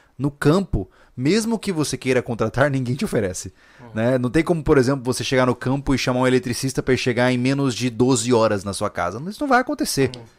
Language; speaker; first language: Portuguese; native; Portuguese